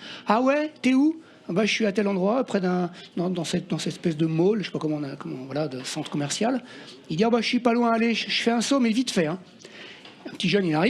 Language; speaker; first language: French; native; French